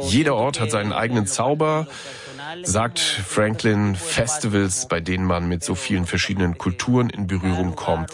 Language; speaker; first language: German; native; German